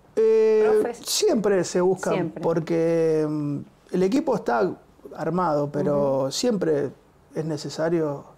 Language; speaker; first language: Spanish; native; Spanish